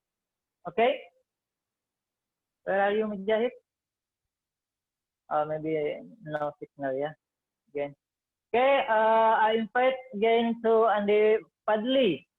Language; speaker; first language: English; non-native, fluent; Indonesian